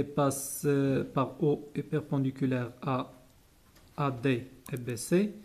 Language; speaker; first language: French; non-native, local second language; Arabic